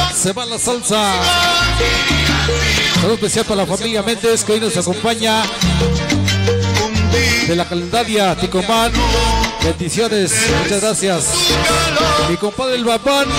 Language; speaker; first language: Spanish; native; Spanish